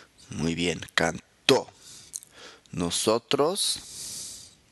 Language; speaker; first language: Spanish; non-native, fluent; English